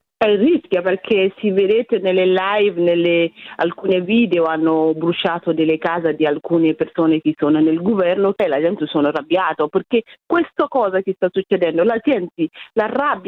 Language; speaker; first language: Italian; non-native, fluent; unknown